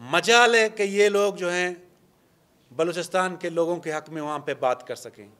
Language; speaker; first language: Urdu; non-native, local second language; Baluchi